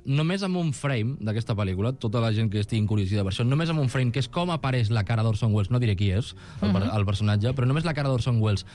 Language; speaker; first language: Catalan; native; Catalan